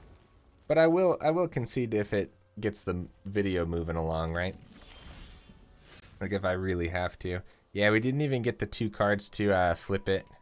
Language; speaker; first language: English; native; English